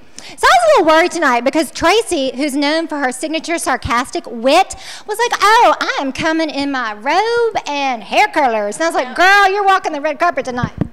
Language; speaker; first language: English; native; English